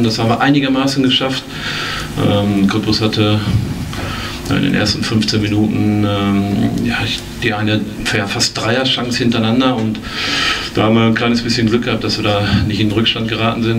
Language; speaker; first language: German; native; German